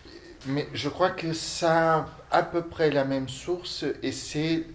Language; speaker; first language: French; non-native, fluent; Portuguese